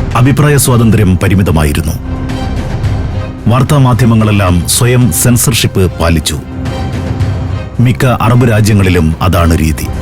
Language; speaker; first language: Malayalam; native; Malayalam